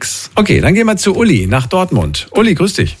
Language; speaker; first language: German; native; German